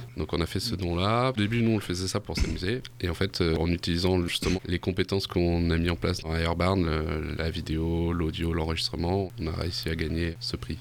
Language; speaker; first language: French; native; French